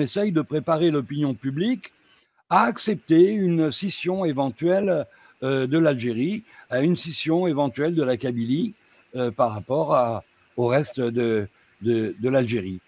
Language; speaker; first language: French; native; French